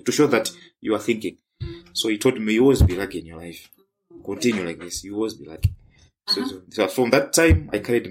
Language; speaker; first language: English; non-native, local second language; Tumbuka